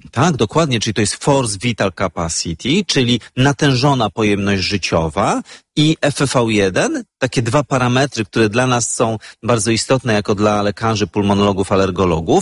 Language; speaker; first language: Polish; native; Polish